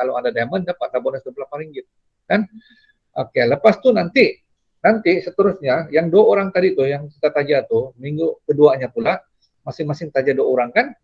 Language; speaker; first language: Indonesian; non-native, local second language; Malay